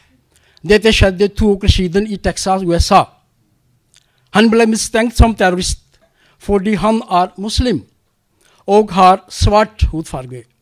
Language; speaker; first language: Norwegian; non-native, learner; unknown